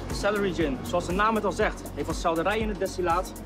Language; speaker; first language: Dutch; native; Dutch